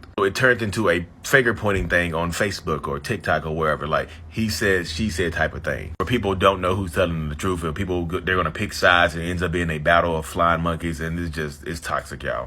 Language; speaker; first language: English; native; English